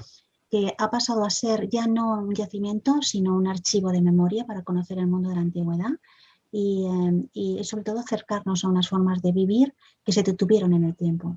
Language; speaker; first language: Spanish; native; Spanish